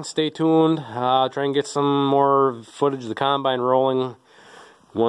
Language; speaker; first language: English; native; English